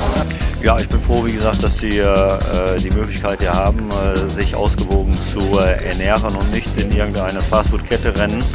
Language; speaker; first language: German; native; German